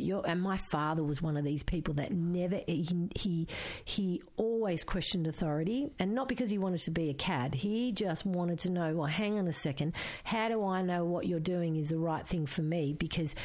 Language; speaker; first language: English; non-native, local second language; Croatian